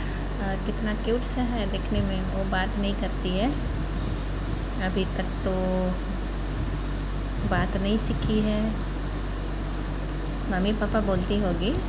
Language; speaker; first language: Hindi; non-native, local second language; Odia